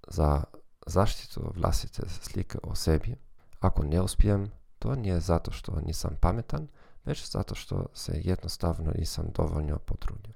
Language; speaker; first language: Croatian; early bilingual, heritage; German